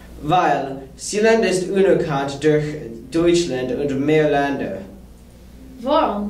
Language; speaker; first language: German; non-native, learner; English